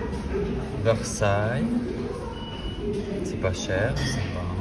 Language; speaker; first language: French; non-native, fluent; English